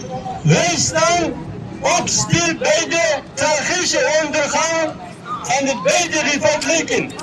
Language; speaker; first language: Dutch; non-native, fluent; Uyghur